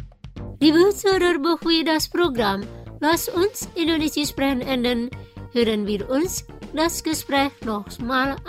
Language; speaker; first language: German; non-native, fluent; Indonesian